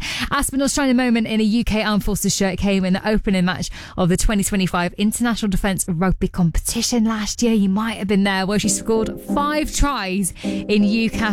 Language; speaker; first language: English; native; English